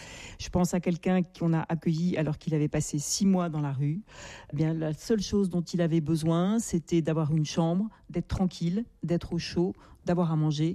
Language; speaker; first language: French; native; French